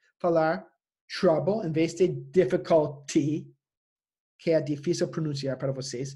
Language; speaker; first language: Portuguese; non-native, fluent; English